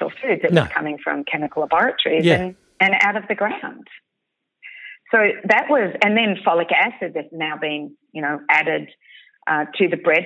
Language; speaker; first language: English; native; English